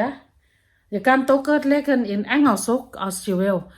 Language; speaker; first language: Dutch; non-native, learner; Thai